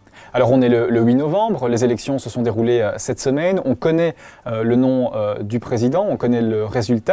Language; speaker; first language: French; native; French